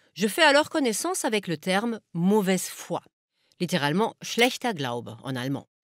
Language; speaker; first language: French; non-native, fluent; German